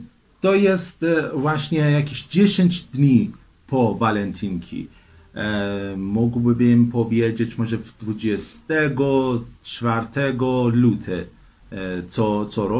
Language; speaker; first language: Polish; non-native, fluent; Persian